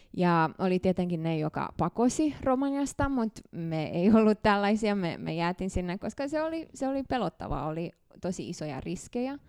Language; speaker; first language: Finnish; non-native, fluent; Romanian